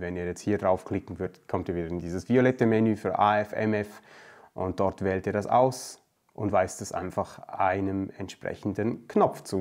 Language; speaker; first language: German; native; German